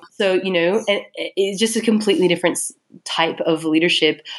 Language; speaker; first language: English; native; English